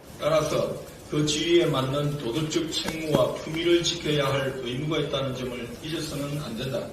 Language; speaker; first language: Korean; native; Korean